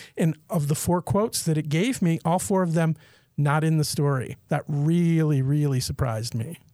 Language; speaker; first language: English; native; English